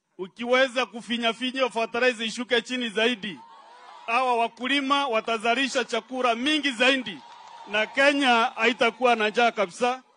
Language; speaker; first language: Swahili; non-native, local second language; Meru